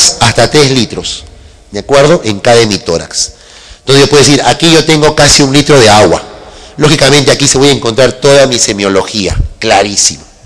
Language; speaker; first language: Spanish; native; Spanish